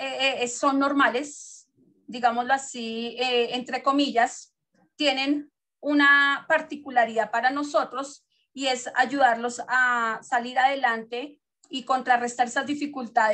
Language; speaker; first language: Spanish; native; Spanish